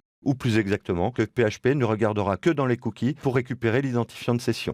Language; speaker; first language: French; native; French